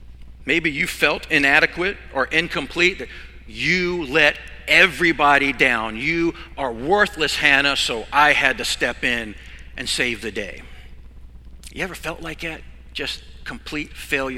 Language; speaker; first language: English; native; English